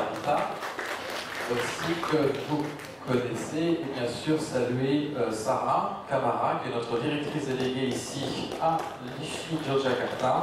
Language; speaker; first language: French; native; French